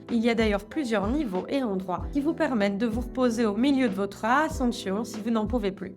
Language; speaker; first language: French; native; French